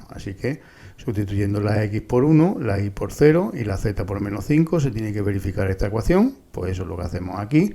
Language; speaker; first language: Spanish; native; Spanish